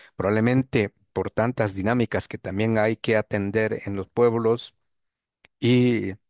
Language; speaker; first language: Spanish; non-native, local second language; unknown